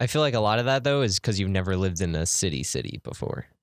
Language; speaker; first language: English; native; English